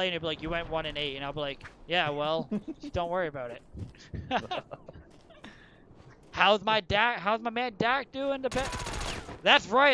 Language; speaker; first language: English; native; English